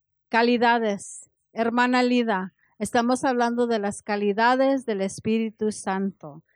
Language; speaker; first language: Spanish; early bilingual, heritage; Spanish